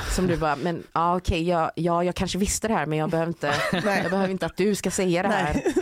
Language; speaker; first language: Swedish; native; Swedish